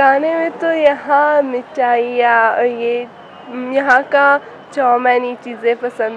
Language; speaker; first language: Hindi; non-native, learner; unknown